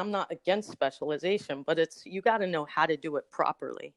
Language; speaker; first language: English; native; English